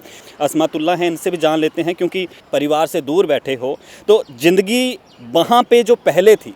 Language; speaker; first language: Hindi; native; Hindi